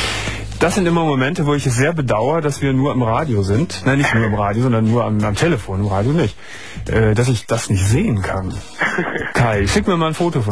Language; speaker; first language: German; native; German